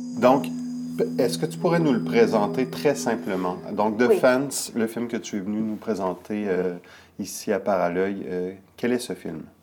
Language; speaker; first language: French; native; French